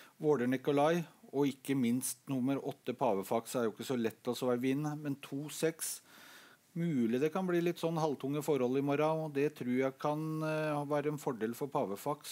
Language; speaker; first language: Norwegian; native; Norwegian